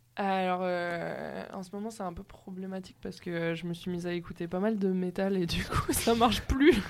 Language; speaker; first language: French; native; French